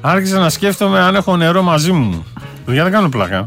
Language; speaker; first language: Greek; native; Greek